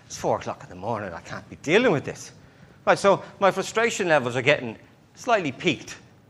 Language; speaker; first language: English; native; English